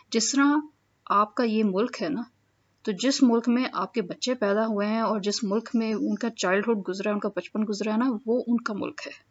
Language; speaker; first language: Urdu; non-native, local second language; Punjabi